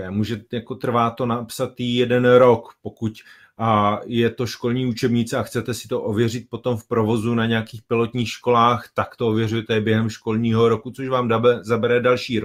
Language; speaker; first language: Czech; native; Czech